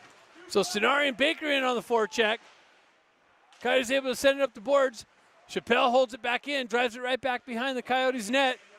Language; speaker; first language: English; native; English